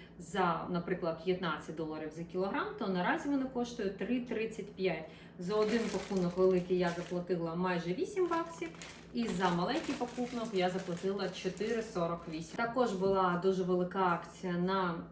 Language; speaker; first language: Ukrainian; non-native, local second language; Russian